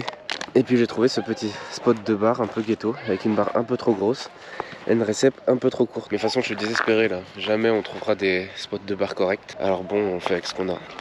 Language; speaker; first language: French; native; French